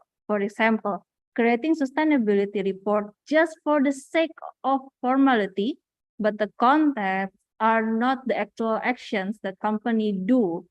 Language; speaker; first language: English; non-native, fluent; Indonesian